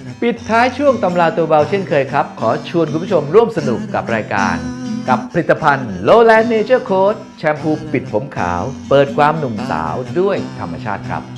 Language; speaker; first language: Thai; native; Thai